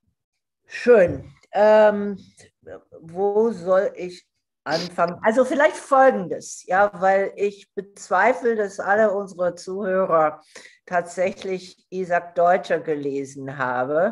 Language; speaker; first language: German; non-native, fluent; English